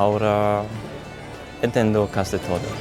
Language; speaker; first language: Galician; non-native, fluent; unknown